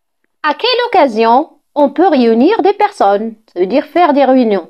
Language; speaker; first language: French; non-native, local second language; Arabic